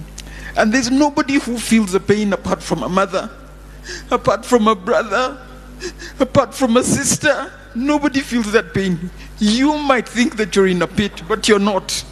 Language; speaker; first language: English; non-native, local second language; Swahili